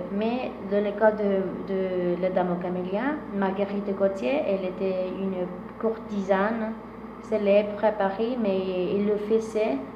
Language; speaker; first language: French; non-native, fluent; Spanish